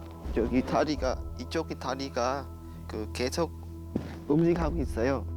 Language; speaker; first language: Korean; non-native, learner; Vietnamese